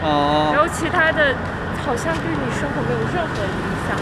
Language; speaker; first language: Chinese; native; Chinese